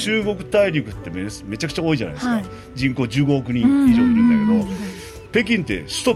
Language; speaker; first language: Japanese; native; Japanese